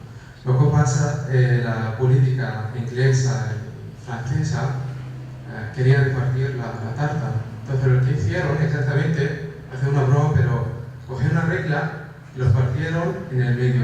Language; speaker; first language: Spanish; non-native, fluent; Kurdish